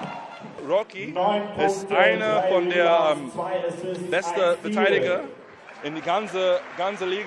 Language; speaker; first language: German; non-native, learner; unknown